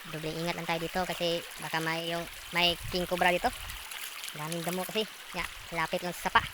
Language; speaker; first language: Filipino; non-native, local second language; Cebuano